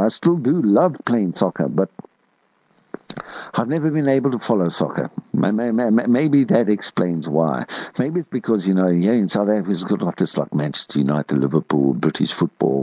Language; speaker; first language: English; native; English